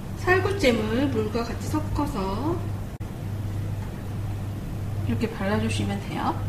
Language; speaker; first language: Korean; native; Korean